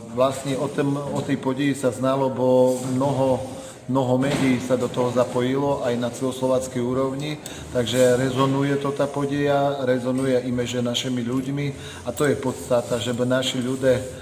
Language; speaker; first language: Slovak; non-native, local second language; Rusyn